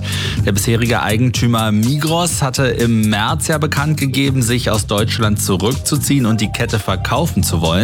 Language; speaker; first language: German; native; German